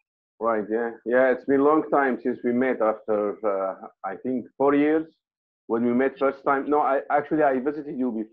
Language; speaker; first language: English; non-native, fluent; Arabic